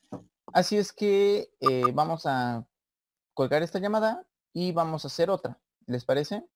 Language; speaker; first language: Spanish; native; Spanish